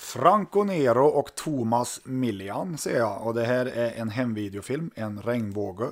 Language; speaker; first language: Swedish; native; Swedish